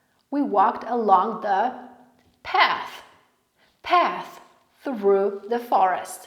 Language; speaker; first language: English; non-native, fluent; Polish